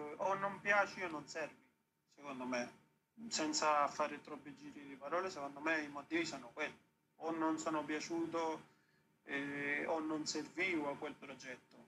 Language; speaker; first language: Italian; non-native, fluent; Spanish